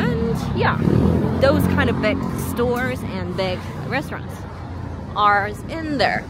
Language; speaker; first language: English; non-native, learner; Korean